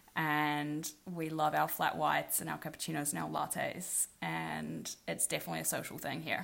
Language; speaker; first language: English; native; English